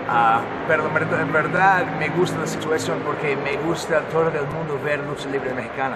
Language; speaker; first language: Spanish; non-native, learner; English